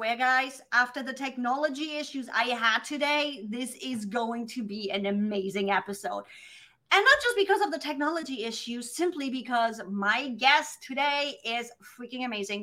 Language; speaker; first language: English; non-native, fluent; German